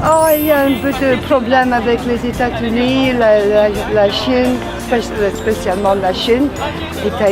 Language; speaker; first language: French; non-native, fluent; Italian